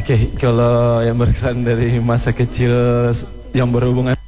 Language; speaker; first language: Indonesian; native; Indonesian